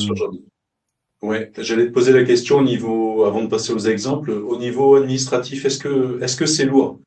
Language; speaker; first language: French; native; French